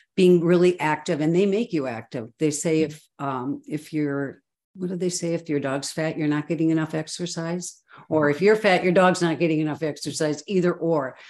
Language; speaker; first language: English; native; English